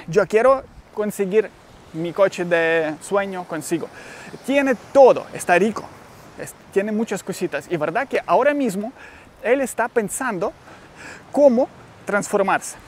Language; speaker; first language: Spanish; non-native, learner; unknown